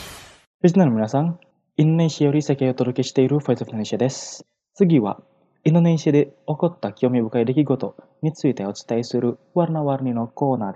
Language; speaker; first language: Japanese; non-native, fluent; Indonesian